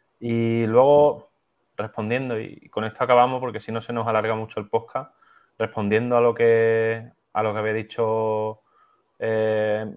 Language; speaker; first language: Spanish; native; Spanish